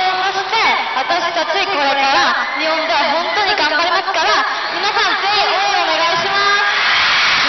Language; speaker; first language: Japanese; non-native, fluent; Korean